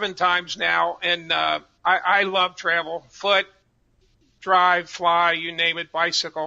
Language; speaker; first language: English; native; English